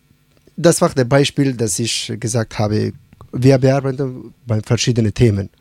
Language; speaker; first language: German; non-native, learner; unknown